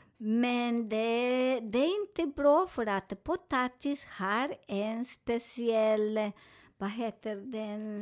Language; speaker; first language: Swedish; non-native, learner; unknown